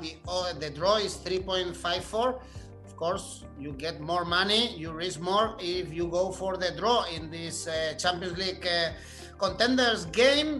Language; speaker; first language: English; non-native, fluent; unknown